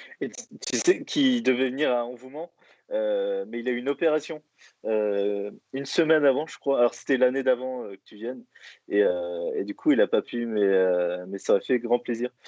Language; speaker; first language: French; native; French